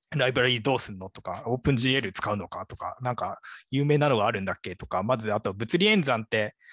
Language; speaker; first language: Japanese; native; Japanese